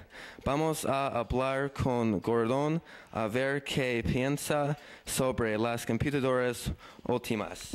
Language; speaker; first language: Spanish; non-native, learner; English